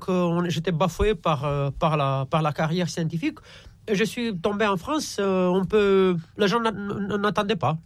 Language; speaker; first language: French; non-native, fluent; Romanian